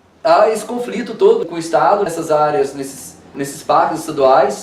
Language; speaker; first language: Portuguese; native; Portuguese